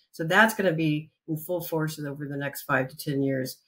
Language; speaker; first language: English; native; English